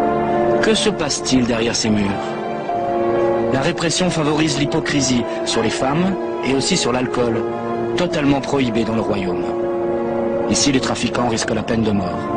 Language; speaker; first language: French; native; French